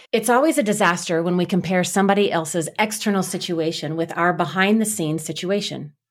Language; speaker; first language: English; native; English